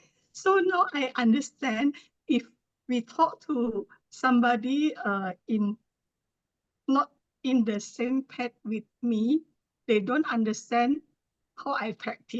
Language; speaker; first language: English; non-native, learner; Thai